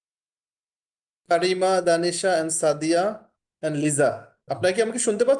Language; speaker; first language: Bangla; native; Bangla